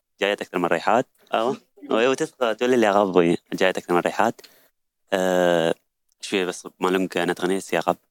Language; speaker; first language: French; non-native, learner; Arabic